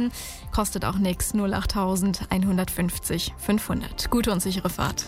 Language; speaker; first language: German; native; German